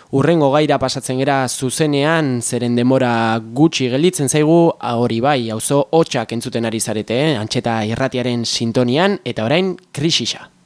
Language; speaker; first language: Basque; native; Basque